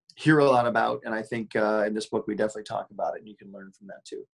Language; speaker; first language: English; native; English